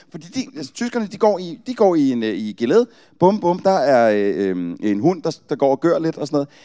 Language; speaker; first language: Danish; native; Danish